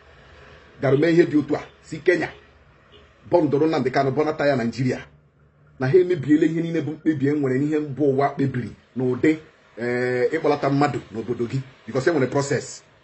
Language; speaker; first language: Igbo; native; Igbo